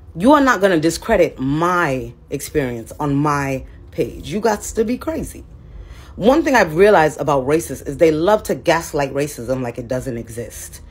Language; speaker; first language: English; native; English